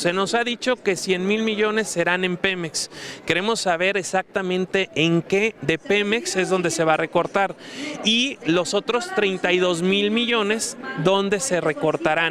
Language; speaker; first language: Spanish; native; Spanish